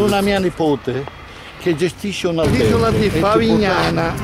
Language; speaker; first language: Italian; native; Italian